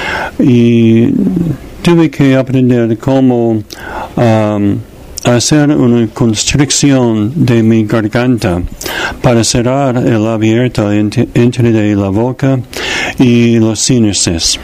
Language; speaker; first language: Spanish; non-native, fluent; English